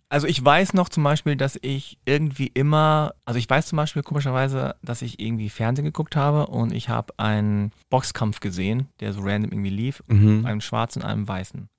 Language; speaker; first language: German; native; German